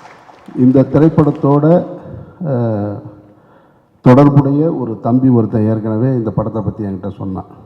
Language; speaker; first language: Tamil; native; Tamil